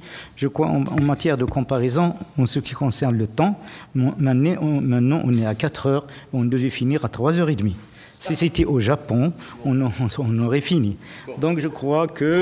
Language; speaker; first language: French; non-native, fluent; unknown